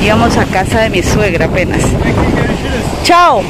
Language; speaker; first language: Spanish; native; Spanish